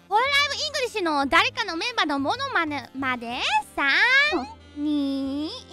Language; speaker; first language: Japanese; non-native, fluent; German